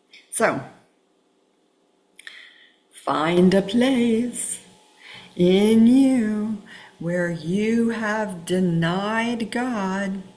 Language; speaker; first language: English; native; English